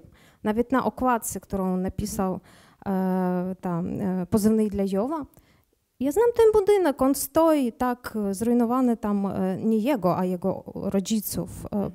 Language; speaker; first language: Polish; non-native, learner; Ukrainian